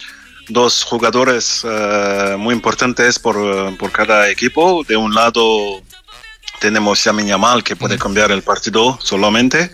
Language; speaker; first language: Spanish; non-native, fluent; French